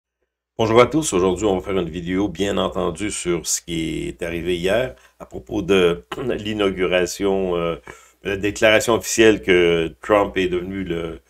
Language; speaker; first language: French; native; French